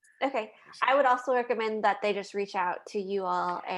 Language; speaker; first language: English; native; English